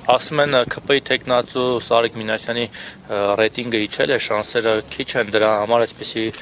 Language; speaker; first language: Armenian; native; Armenian